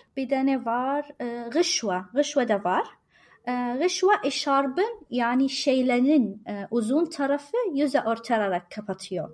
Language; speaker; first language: Turkish; non-native, learner; Arabic